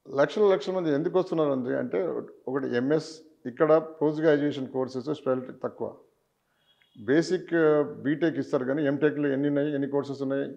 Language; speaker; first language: Telugu; native; Telugu